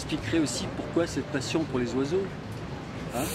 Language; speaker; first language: French; native; French